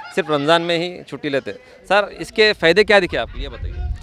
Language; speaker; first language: Hindi; non-native, local second language; Urdu